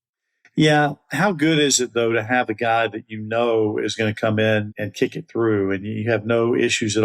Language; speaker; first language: English; native; English